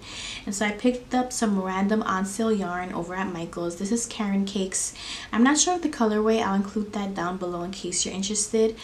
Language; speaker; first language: English; native; English